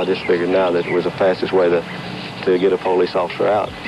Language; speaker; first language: English; native; English